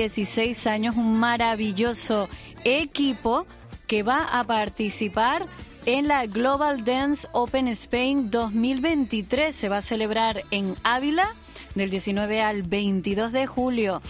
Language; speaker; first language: Spanish; native; Spanish